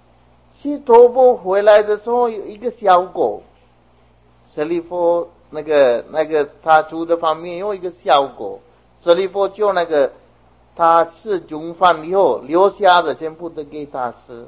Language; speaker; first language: Chinese; non-native, fluent; Sinhala